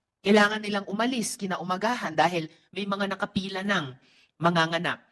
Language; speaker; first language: Filipino; native; Filipino